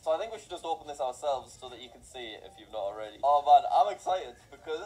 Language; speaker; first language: English; native; English